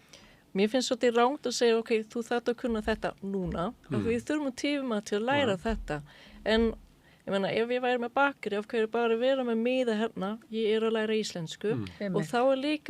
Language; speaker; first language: Icelandic; non-native, fluent; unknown